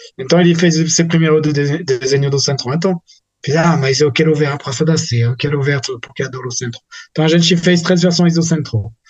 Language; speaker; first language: Portuguese; non-native, fluent; French